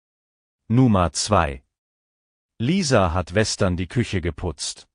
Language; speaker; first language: German; non-native, fluent; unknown